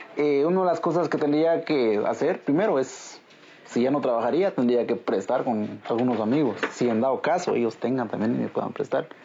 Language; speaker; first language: Spanish; native; Spanish